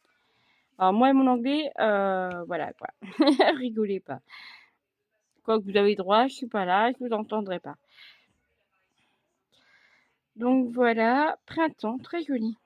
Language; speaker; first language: French; native; French